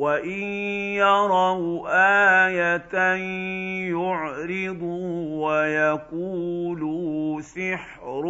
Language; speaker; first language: Arabic; native; Arabic